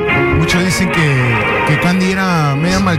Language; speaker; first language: Spanish; native; Spanish